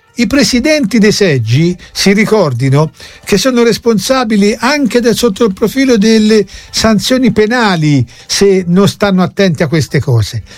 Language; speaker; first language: Italian; native; Italian